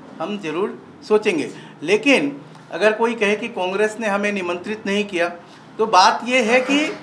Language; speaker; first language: Hindi; non-native, local second language; Assamese